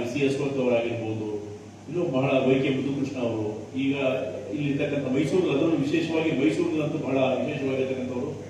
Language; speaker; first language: Kannada; native; Kannada